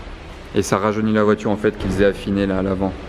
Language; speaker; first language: French; native; French